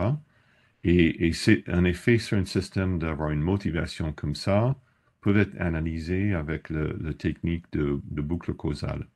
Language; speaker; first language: French; non-native, fluent; English